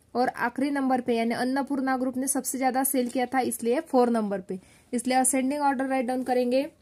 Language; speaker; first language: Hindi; non-native, local second language; Marathi